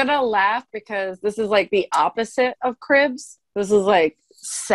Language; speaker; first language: English; native; English